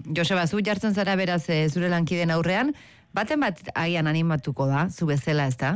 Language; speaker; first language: Basque; native; Basque